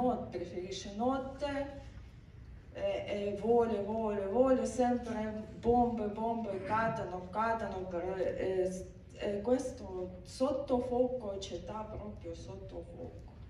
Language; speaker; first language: Italian; non-native, learner; Ukrainian